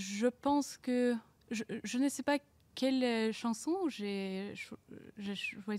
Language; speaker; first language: French; non-native, learner; Ukrainian